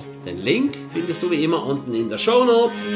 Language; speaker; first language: German; native; German